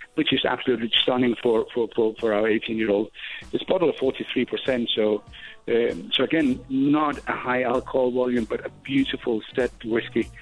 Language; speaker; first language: English; non-native, fluent; Danish